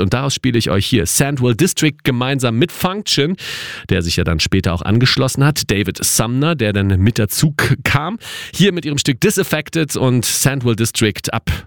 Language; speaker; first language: German; native; German